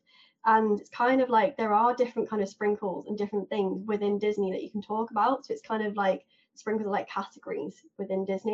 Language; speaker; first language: English; native; English